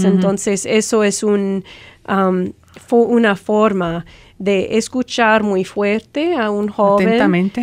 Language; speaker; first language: Spanish; non-native, fluent; English